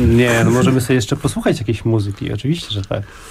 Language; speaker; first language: Polish; native; Polish